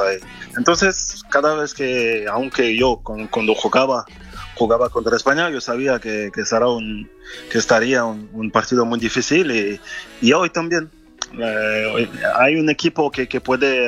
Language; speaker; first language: Spanish; non-native, fluent; French